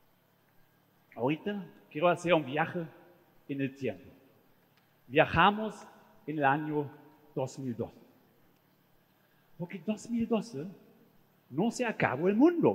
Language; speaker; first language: Spanish; non-native, fluent; German